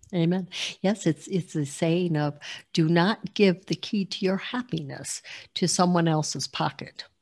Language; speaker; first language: English; early bilingual, other home language; Italian